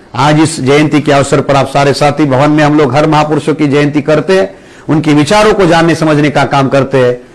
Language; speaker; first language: Hindi; non-native, local second language; Marathi